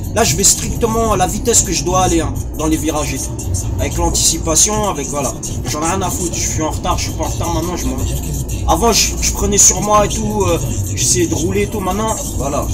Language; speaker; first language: French; early bilingual, other home language; Arabic